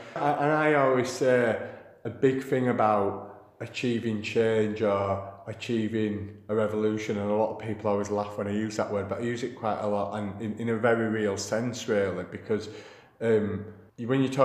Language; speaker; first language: English; native; English